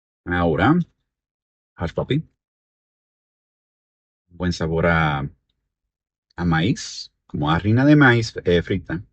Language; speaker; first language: Spanish; early bilingual, heritage; Spanish